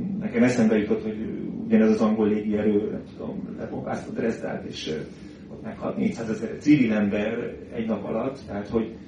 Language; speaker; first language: Hungarian; native; Hungarian